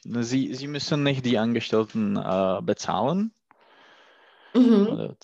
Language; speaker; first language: German; non-native, learner; Czech